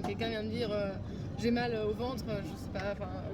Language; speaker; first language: French; native; French